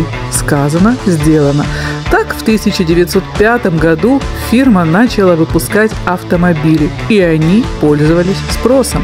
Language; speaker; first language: Russian; native; Russian